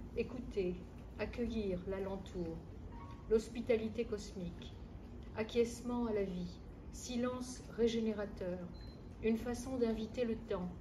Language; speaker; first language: French; native; French